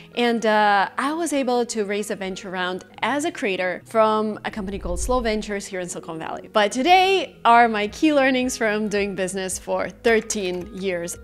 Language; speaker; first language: English; non-native, fluent; Russian